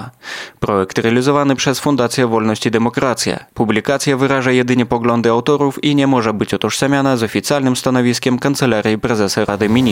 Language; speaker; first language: Polish; native; Polish